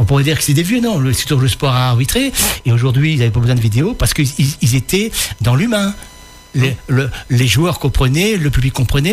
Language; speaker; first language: French; native; French